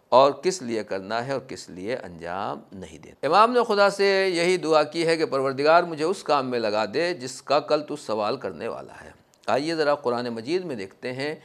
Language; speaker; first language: Hindi; native; Hindi